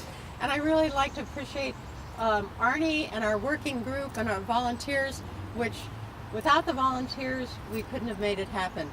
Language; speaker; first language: English; native; English